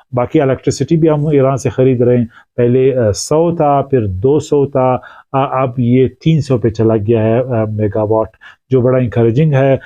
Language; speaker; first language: Urdu; non-native, local second language; Pashto